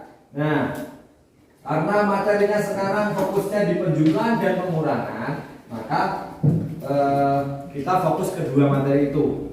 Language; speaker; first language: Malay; non-native, local second language; Javanese